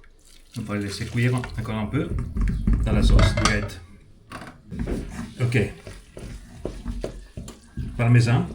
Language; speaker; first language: French; non-native, fluent; Italian